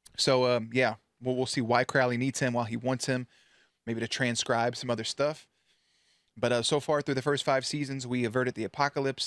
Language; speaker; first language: English; native; English